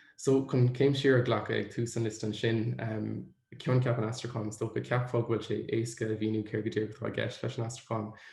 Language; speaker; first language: Irish; native; Irish